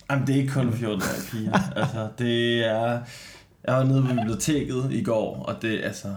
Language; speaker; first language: Danish; early bilingual, other home language; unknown